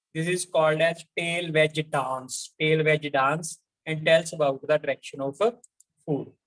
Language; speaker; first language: English; non-native, local second language; Punjabi